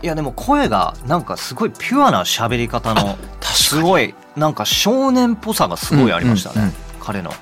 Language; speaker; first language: Japanese; native; Japanese